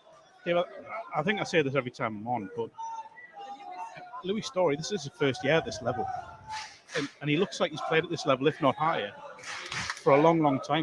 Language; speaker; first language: English; native; English